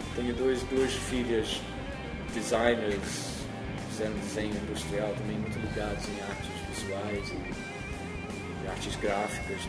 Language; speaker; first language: Portuguese; non-native, fluent; English